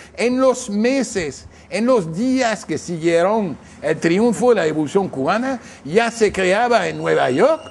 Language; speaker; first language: Spanish; non-native, fluent; English